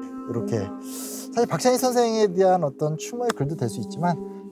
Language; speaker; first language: Korean; native; Korean